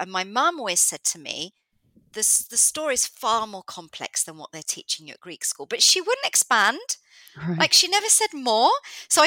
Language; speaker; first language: English; non-native, local second language; Greek